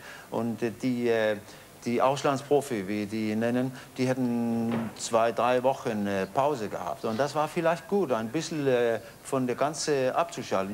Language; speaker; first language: German; non-native, fluent; Danish